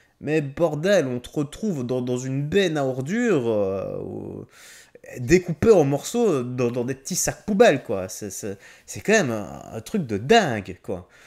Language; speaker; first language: French; native; French